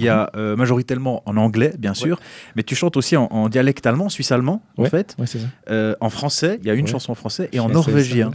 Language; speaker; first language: French; native; French